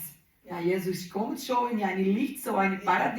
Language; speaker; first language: German; non-native, learner; Portuguese